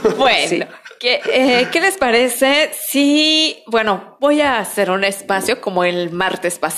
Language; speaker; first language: Spanish; native; Spanish